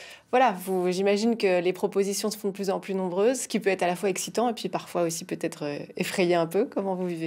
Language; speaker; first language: French; native; French